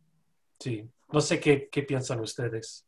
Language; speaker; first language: Spanish; non-native, fluent; English